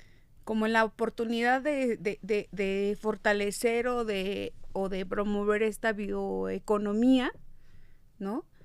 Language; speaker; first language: Spanish; native; Spanish